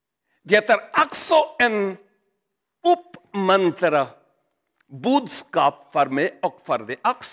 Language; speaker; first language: Swedish; non-native, learner; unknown